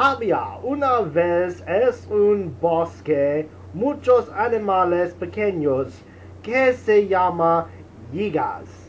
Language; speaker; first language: Spanish; non-native, learner; English